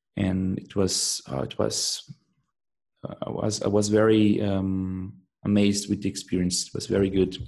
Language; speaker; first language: English; non-native, fluent; Portuguese